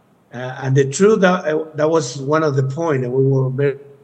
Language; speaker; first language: English; non-native, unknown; Spanish